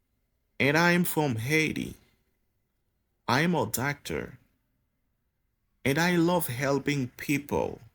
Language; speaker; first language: English; non-native, fluent; Haitian Creole